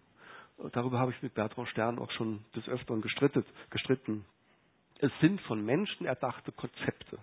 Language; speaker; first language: German; native; German